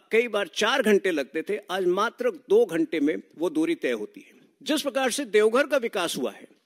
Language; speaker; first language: Hindi; native; Hindi